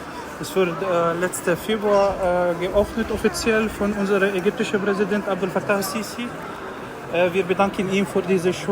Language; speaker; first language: German; non-native, fluent; Arabic